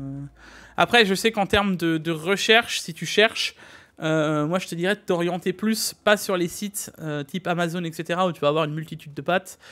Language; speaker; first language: French; native; French